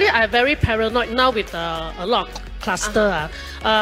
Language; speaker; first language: English; non-native, local second language; Chinese